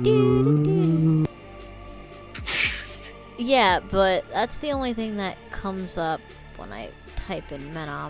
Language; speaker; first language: English; native; English